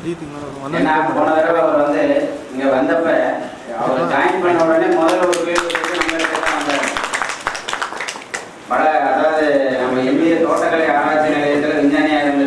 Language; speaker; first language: Tamil; native; Tamil